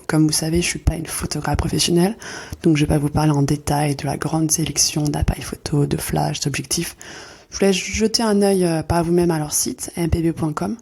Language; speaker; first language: French; native; French